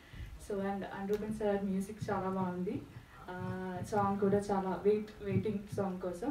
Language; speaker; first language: Telugu; non-native, learner; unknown